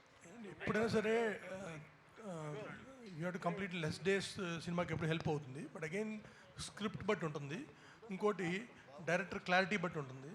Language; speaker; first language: Telugu; native; Telugu